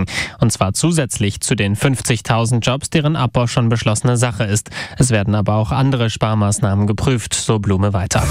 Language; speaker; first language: German; native; German